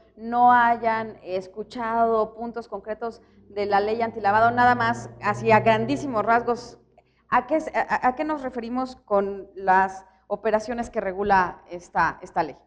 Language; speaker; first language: Spanish; native; Spanish